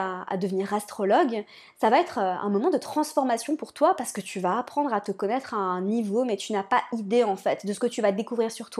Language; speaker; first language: French; native; French